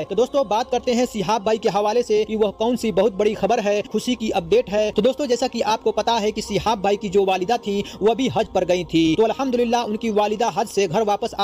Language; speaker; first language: Hindi; native; Hindi